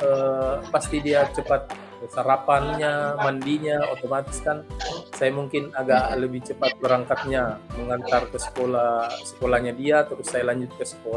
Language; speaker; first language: Indonesian; non-native, local second language; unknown